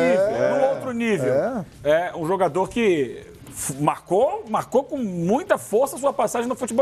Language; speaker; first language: Portuguese; native; Portuguese